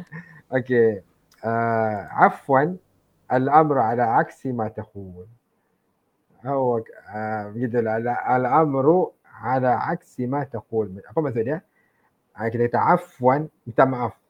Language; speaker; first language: Arabic; non-native, fluent; Malay